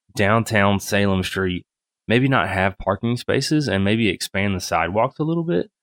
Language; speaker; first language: English; native; English